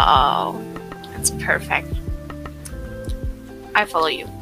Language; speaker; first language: English; non-native, learner; German